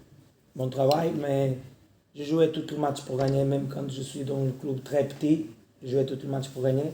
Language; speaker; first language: French; non-native, learner; Portuguese